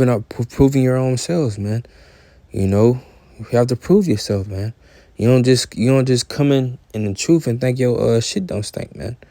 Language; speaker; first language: English; native; English